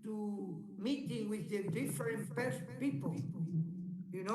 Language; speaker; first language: English; non-native, learner; Spanish